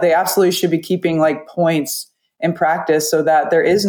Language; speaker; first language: English; native; English